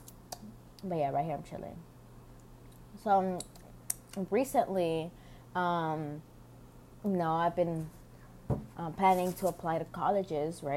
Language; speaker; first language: English; native; English